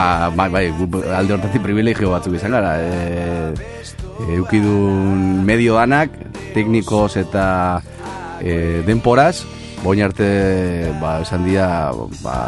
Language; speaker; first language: Basque; native; Basque